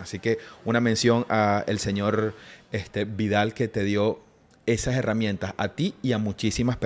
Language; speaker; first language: Spanish; native; Spanish